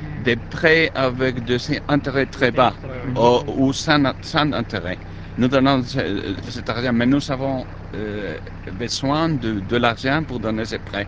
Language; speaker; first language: French; non-native, learner; Spanish